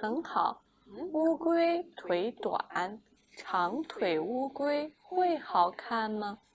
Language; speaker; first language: Chinese; non-native, fluent; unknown